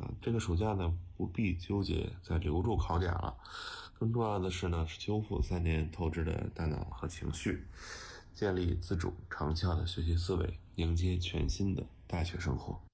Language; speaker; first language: Chinese; native; Chinese